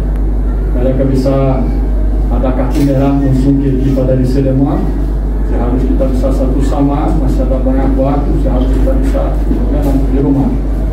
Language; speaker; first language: Indonesian; non-native, fluent; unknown